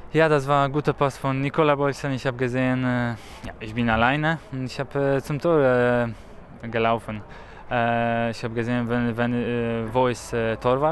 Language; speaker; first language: Dutch; non-native, learner; Polish